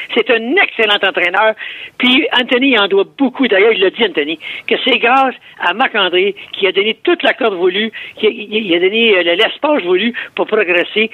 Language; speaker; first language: French; native; French